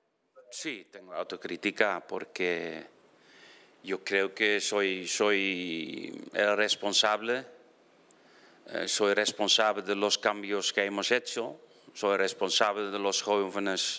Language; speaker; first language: Spanish; non-native, fluent; Dutch